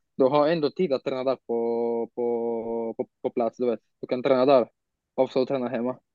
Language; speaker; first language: Swedish; non-native, fluent; Romanian